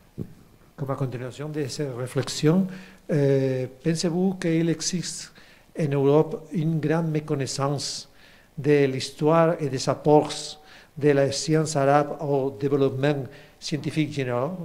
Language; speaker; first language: French; non-native, fluent; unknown